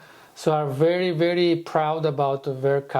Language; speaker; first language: English; non-native, fluent; Italian